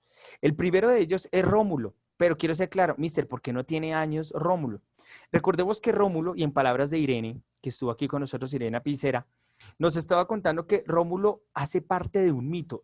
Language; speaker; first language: Spanish; native; Spanish